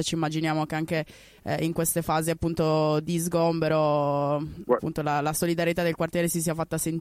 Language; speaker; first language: Italian; native; Italian